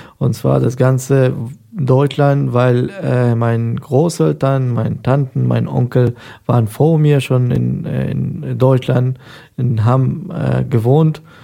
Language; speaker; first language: German; non-native, fluent; Persian